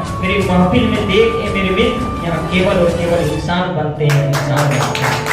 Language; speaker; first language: Hindi; native; Hindi